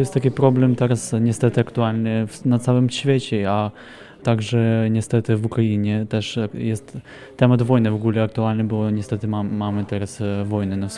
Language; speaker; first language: Polish; non-native, fluent; Ukrainian